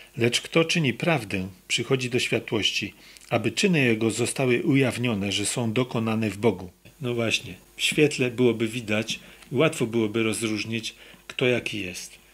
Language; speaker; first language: Polish; native; Polish